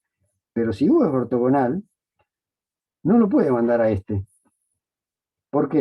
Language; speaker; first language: Spanish; native; Spanish